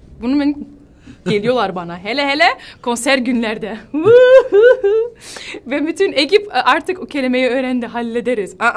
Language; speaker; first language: Turkish; early bilingual, heritage; Dutch